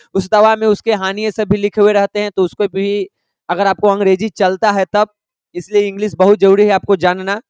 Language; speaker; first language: Hindi; native; Hindi